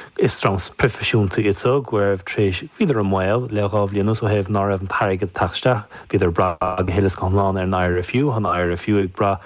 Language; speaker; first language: Irish; native; Irish